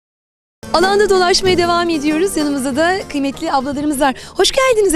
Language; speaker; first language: Turkish; native; Turkish